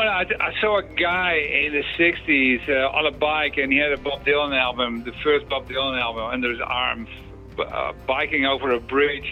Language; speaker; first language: English; non-native, fluent; Dutch